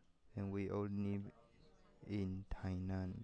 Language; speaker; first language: English; non-native, learner; Chinese